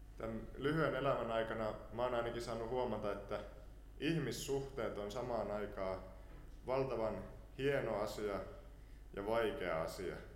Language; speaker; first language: Finnish; native; Finnish